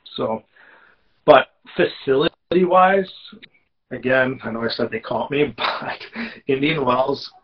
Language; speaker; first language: English; native; English